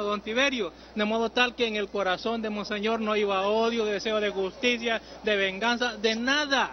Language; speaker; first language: Spanish; native; Spanish